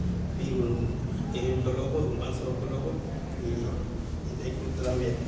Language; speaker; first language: Spanish; non-native, learner; Wolof